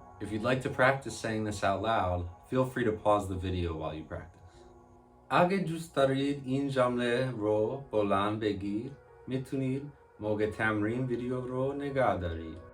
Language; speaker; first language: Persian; non-native, learner; English